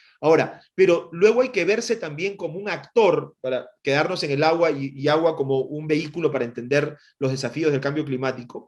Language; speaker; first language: Spanish; native; Spanish